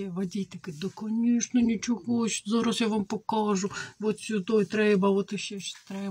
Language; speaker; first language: Russian; native; Russian